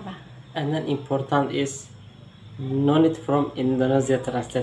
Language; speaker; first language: English; non-native, learner; Turkish